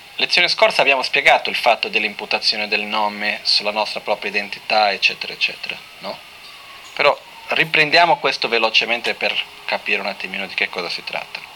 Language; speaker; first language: Italian; non-native, fluent; Portuguese